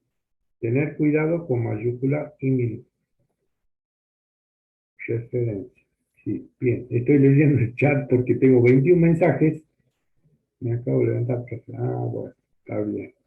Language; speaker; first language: Spanish; native; Spanish